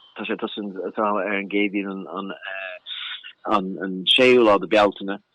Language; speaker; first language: Irish; native; Irish